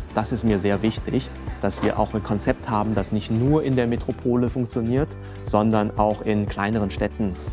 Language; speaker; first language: German; early bilingual, other home language; Cantonese